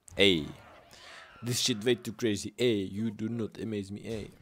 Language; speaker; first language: English; non-native, learner; Czech